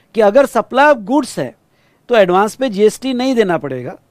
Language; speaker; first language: Hindi; non-native, local second language; Marathi